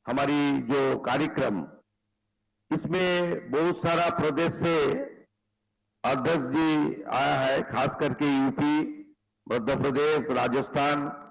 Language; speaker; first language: Hindi; non-native, local second language; Bangla